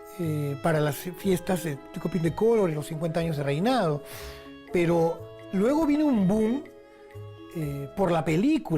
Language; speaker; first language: Spanish; native; Spanish